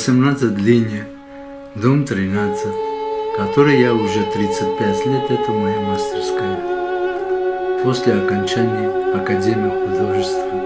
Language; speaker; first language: Russian; non-native, local second language; Armenian